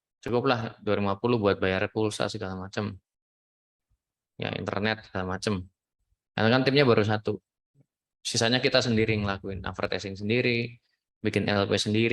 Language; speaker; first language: Indonesian; native; Indonesian